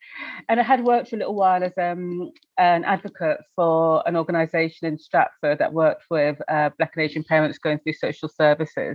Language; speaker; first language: English; native; English